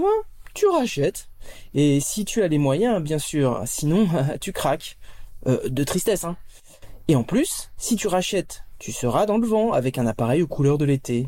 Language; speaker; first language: French; native; French